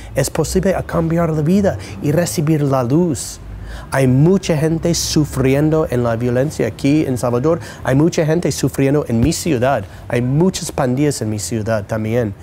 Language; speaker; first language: Spanish; non-native, fluent; English